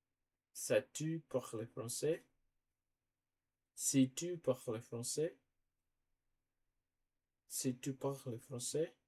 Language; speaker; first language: French; non-native, learner; Portuguese